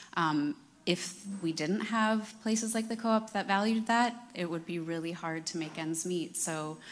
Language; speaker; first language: English; native; English